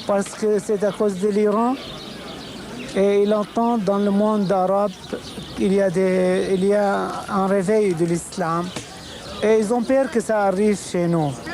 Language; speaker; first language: French; non-native, fluent; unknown